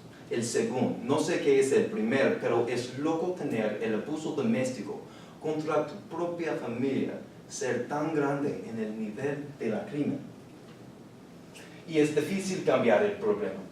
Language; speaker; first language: Spanish; non-native, learner; English